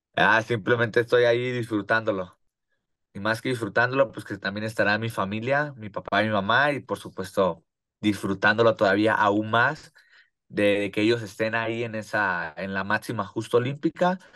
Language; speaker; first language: Spanish; native; Spanish